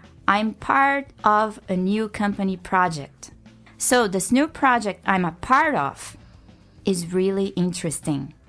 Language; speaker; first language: English; non-native, fluent; Portuguese